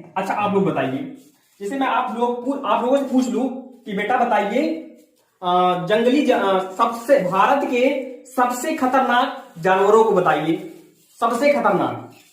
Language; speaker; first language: Hindi; native; Hindi